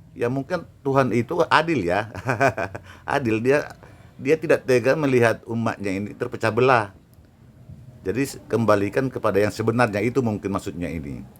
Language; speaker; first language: Indonesian; non-native, local second language; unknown